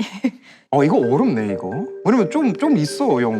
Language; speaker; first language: Korean; early bilingual, heritage; English